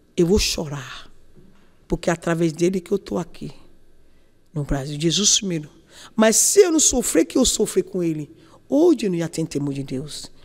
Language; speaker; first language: Portuguese; non-native, learner; Yoruba